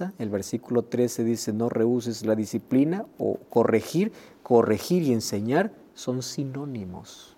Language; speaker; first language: Spanish; native; Spanish